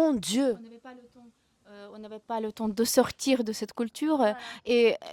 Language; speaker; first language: French; non-native, fluent; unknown